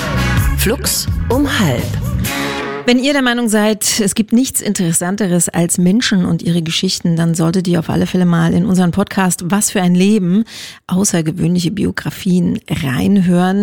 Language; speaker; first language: German; native; German